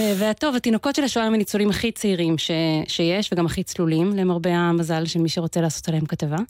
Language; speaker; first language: Hebrew; native; Hebrew